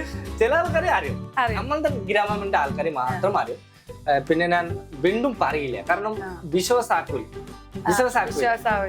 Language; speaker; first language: Malayalam; non-native, fluent; Bangla